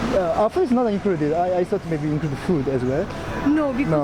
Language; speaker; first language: English; non-native, fluent; Korean